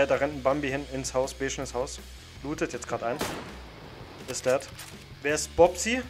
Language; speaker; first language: German; native; German